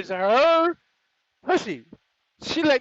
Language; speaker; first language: English; native; English